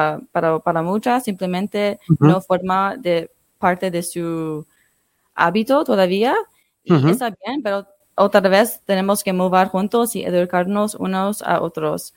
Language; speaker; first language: Spanish; non-native, fluent; English